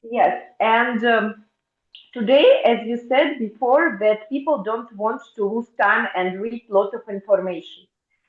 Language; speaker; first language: English; non-native, fluent; Russian